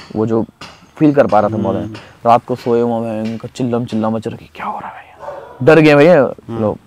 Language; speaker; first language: Hindi; native; Hindi